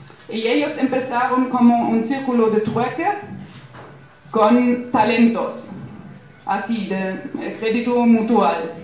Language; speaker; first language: Spanish; non-native, fluent; German